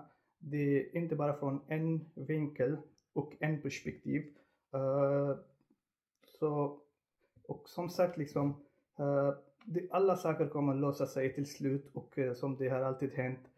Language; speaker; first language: Swedish; non-native, fluent; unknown